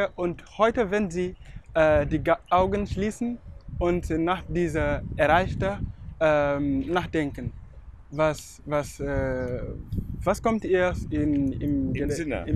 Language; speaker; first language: German; non-native, fluent; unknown